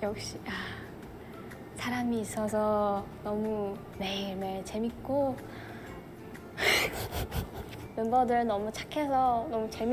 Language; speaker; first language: Korean; non-native, fluent; Japanese